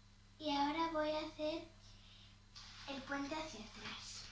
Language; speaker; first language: Spanish; native; Spanish